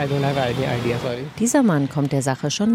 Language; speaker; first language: German; native; German